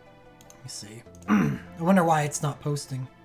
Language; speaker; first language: English; native; English